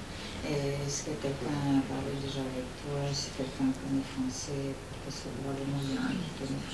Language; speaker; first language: French; non-native, fluent; Polish